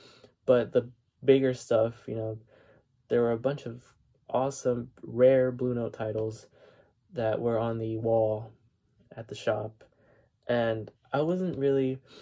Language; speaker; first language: English; native; English